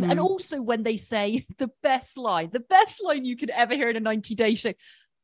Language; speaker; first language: English; native; English